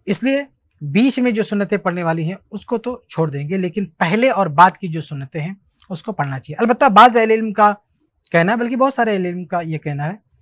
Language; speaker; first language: Hindi; native; Hindi